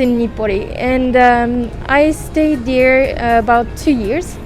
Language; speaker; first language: English; non-native, fluent; French